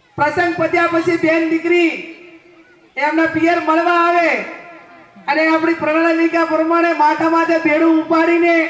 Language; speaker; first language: Gujarati; native; Gujarati